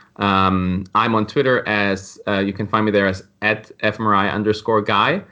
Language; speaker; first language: English; non-native, fluent; German